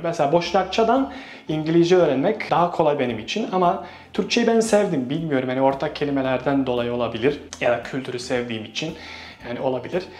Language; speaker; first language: Turkish; non-native, fluent; Bosnian